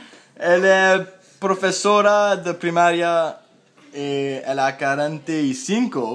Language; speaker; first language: Spanish; non-native, learner; French